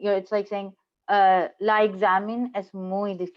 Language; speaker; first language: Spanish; non-native, learner; English